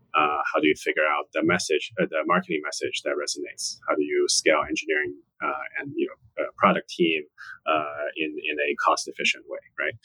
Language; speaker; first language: English; non-native, fluent; Chinese